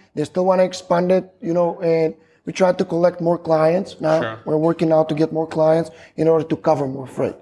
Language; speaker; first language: English; non-native, fluent; Macedonian